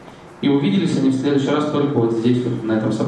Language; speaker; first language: Russian; native; Russian